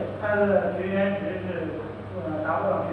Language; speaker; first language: Chinese; native; Chinese